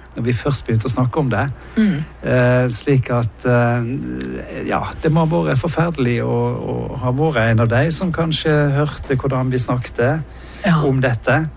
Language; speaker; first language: Norwegian; native; Norwegian